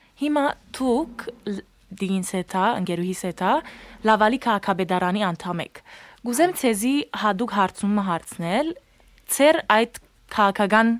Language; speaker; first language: Armenian; early bilingual, heritage; Armenian